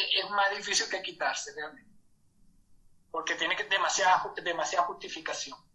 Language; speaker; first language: Spanish; native; Spanish